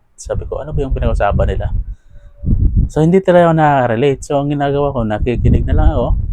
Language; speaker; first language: Filipino; non-native, local second language; Cebuano